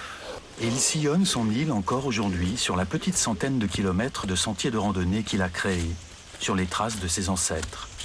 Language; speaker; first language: French; native; French